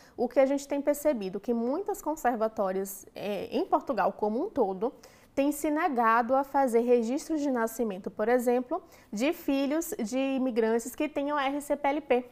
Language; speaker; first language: Portuguese; native; Portuguese